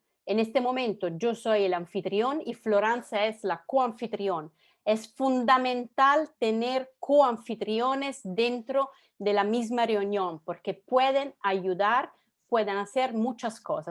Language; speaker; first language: Spanish; non-native, fluent; Italian